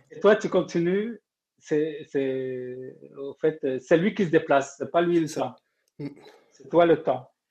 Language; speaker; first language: French; non-native, local second language; Arabic